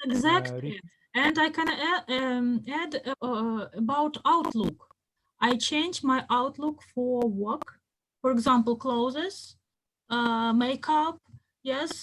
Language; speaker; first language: English; non-native, fluent; Russian